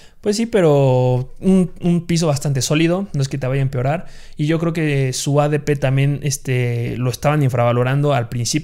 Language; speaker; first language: Spanish; native; Spanish